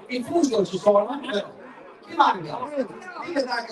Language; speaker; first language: Italian; native; Italian